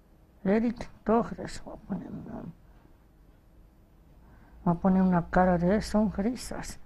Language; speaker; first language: Spanish; early bilingual, heritage; Spanish